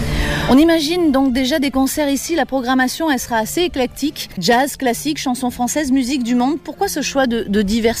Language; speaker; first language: French; native; French